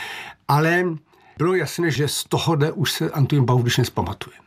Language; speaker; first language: Czech; native; Czech